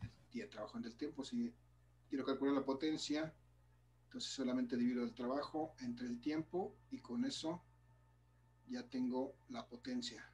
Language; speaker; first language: Spanish; native; Spanish